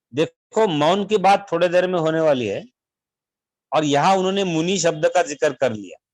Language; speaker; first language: Hindi; non-native, local second language; Marathi